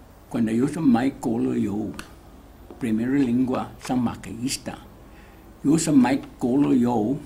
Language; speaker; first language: Portuguese; non-native, learner; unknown